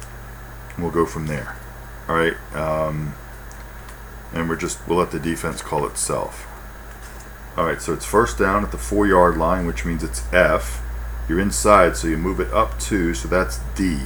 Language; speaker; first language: English; native; English